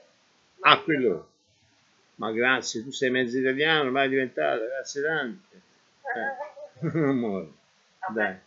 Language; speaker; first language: Italian; native; Italian